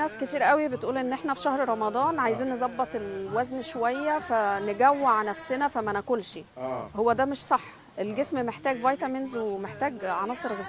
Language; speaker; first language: Arabic; native; Arabic